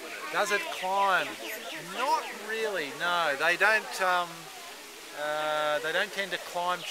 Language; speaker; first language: English; native; English